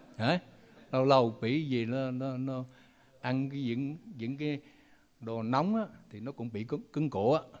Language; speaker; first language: Vietnamese; non-native, local second language; Chinese